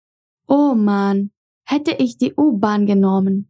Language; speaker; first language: German; non-native, fluent; Portuguese